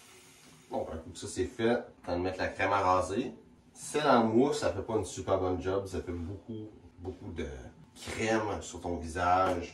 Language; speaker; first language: French; native; French